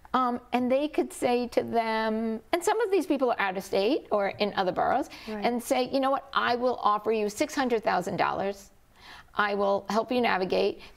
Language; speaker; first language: English; native; English